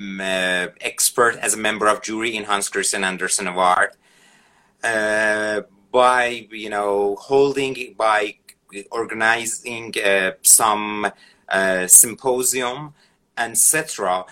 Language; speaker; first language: English; non-native, fluent; Persian